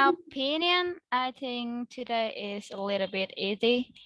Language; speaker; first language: English; non-native, learner; Vietnamese